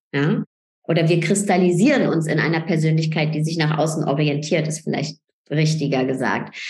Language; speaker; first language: German; early bilingual, other home language; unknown